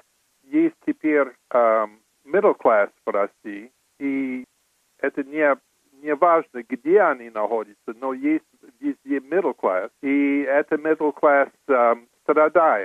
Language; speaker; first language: Russian; non-native, fluent; English